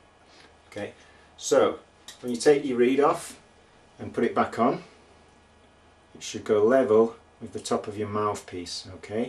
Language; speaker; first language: English; native; English